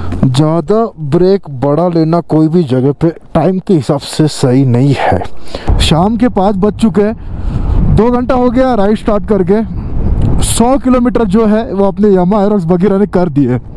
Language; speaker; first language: Hindi; non-native, local second language; Marathi